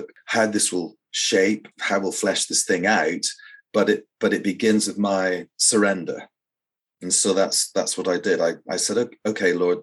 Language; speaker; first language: English; native; English